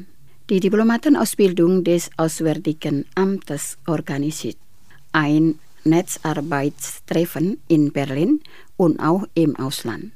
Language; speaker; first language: German; non-native, fluent; Indonesian